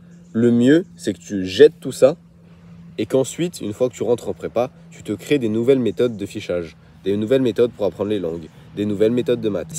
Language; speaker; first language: French; native; French